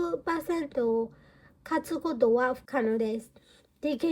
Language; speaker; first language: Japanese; non-native, fluent; Burmese